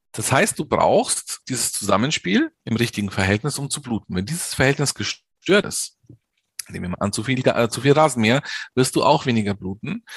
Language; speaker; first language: German; early bilingual, other home language; Italian